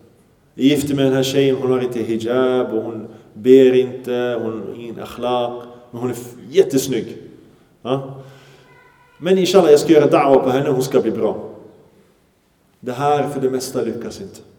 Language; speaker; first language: Swedish; early bilingual, other home language; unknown